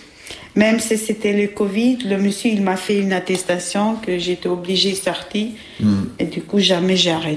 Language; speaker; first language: French; non-native, learner; Albanian